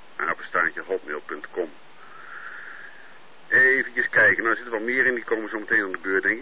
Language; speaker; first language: Dutch; native; Dutch